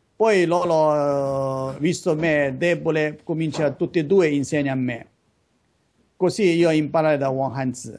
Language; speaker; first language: Italian; non-native, learner; Chinese